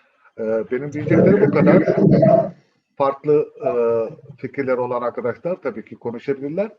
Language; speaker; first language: Turkish; native; Turkish